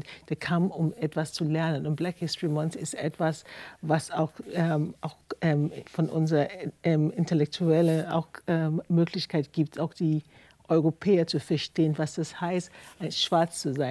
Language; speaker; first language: German; non-native, fluent; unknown